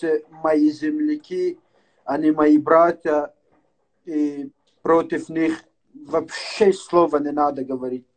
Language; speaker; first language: Russian; native; Russian